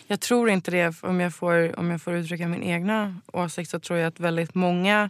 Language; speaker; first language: Swedish; native; Swedish